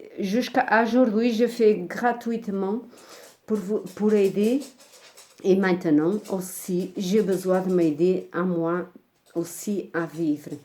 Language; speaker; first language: French; non-native, fluent; Portuguese